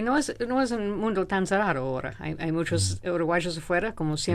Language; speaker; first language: Spanish; non-native, fluent; English